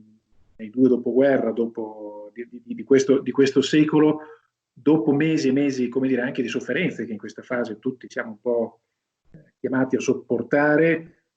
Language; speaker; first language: Italian; native; Italian